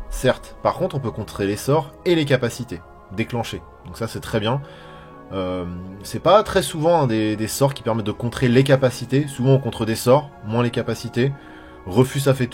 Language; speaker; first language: French; native; French